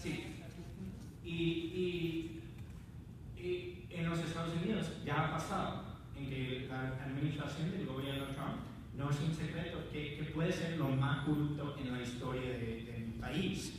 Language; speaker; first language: Spanish; non-native, fluent; English